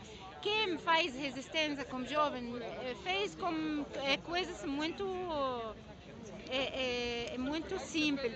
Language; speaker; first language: Portuguese; non-native, learner; Arabic